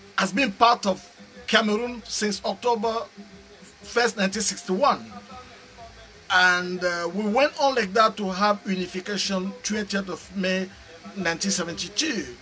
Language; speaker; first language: English; non-native, local second language; French